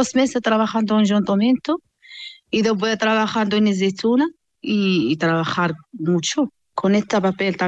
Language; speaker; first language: Spanish; non-native, learner; Arabic